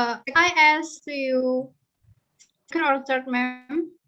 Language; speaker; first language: English; non-native, learner; Indonesian